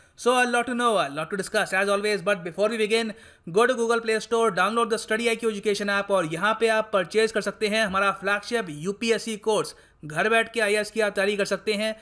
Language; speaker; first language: Hindi; native; Hindi